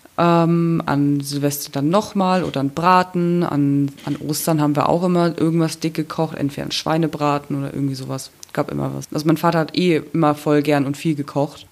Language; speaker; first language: German; early bilingual, other home language; Russian